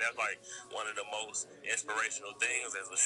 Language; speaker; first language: English; native; English